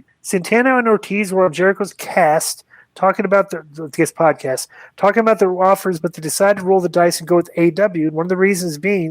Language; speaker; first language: English; native; English